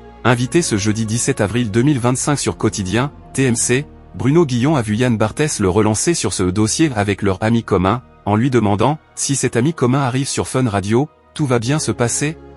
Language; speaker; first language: French; native; French